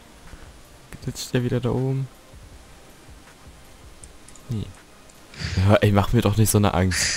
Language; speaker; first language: German; native; German